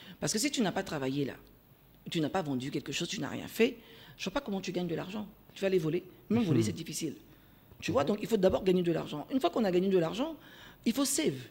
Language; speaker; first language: French; native; French